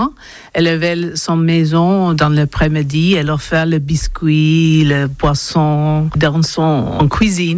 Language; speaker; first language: French; non-native, learner; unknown